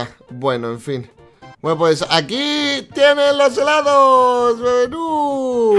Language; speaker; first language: Spanish; native; Spanish